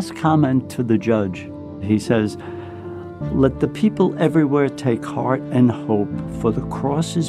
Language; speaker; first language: English; native; English